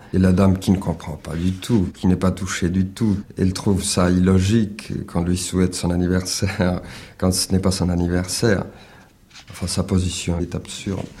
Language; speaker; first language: French; early bilingual, other home language; Spanish